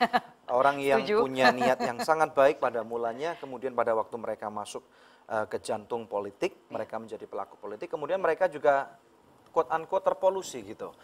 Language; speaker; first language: Indonesian; native; Indonesian